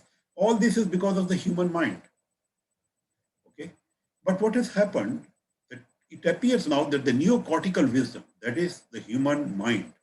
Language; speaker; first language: English; non-native, local second language; Hindi